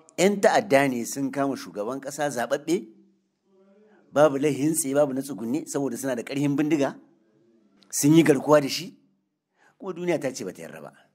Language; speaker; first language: Hausa; native; Hausa